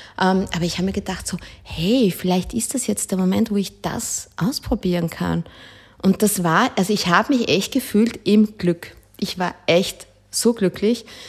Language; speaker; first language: German; early bilingual, other home language; Spanish